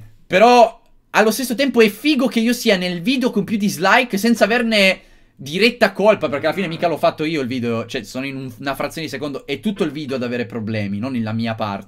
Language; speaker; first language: Italian; native; Italian